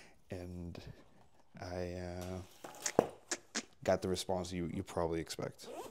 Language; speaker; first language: English; early bilingual, other home language; Spanish